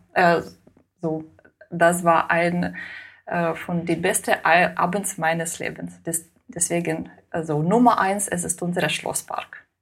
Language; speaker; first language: German; non-native, fluent; Russian